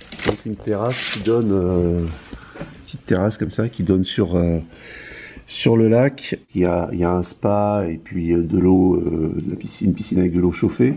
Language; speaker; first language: French; native; French